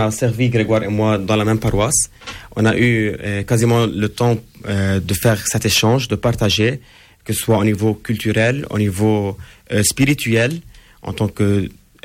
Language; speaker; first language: French; non-native, local second language; Arabic